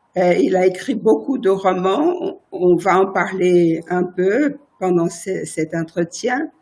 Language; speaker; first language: French; non-native, fluent; Portuguese